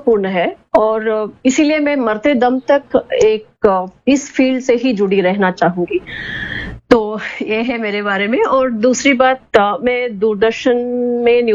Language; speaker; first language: Hindi; non-native, local second language; Kannada